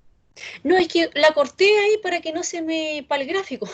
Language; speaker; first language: Spanish; native; Spanish